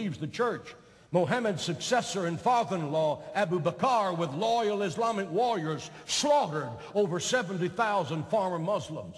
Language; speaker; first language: English; native; English